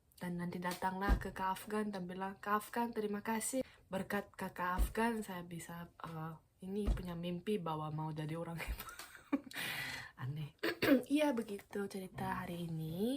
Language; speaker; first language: Indonesian; non-native, fluent; Korean